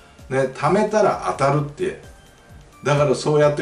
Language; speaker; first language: Japanese; native; Japanese